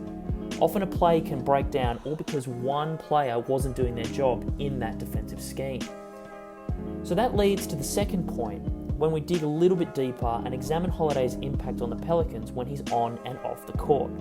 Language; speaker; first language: English; native; English